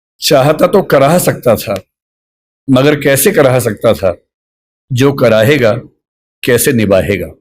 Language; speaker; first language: Hindi; native; Hindi